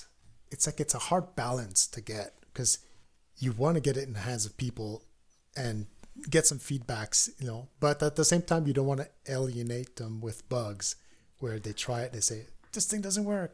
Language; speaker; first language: English; non-native, fluent; French